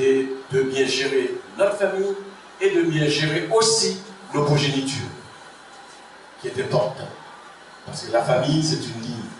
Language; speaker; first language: French; non-native, local second language; Haitian Creole